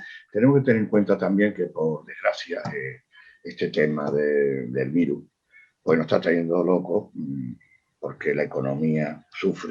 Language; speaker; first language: Spanish; native; Spanish